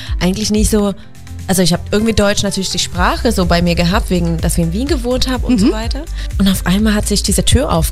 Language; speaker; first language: German; non-native, fluent; Swedish